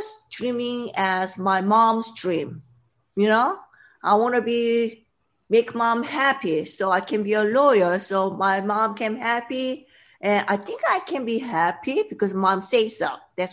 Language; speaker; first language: English; non-native, learner; Korean